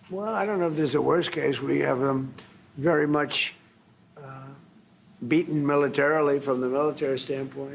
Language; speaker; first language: English; native; English